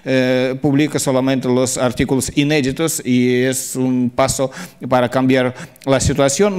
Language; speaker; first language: Spanish; non-native, fluent; Russian